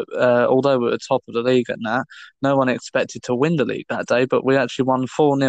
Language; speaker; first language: English; native; English